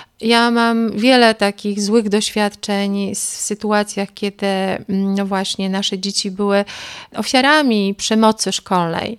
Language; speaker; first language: Polish; native; Polish